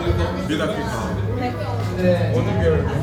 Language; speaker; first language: Turkish; non-native, learner; Korean